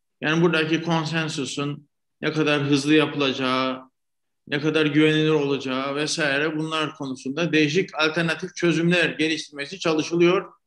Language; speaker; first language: Turkish; native; Turkish